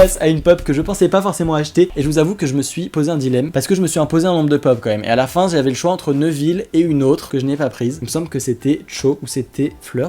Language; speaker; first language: French; native; French